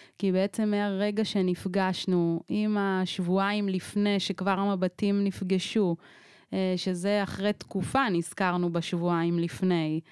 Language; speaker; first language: Hebrew; native; Hebrew